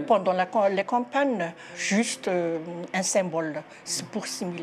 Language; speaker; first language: French; non-native, local second language; Malagasy